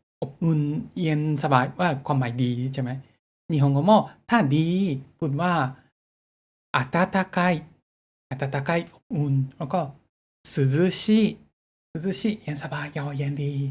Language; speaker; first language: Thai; non-native, learner; Japanese